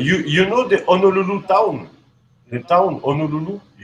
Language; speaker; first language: English; non-native, learner; French